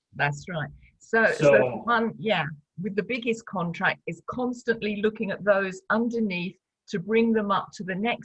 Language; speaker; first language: English; native; English